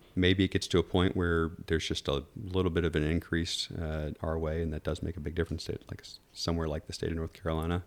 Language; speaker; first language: English; native; English